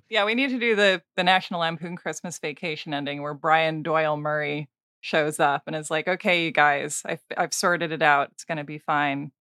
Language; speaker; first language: English; native; English